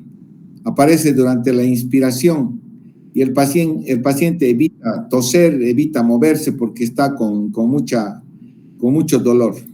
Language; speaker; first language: Spanish; native; Spanish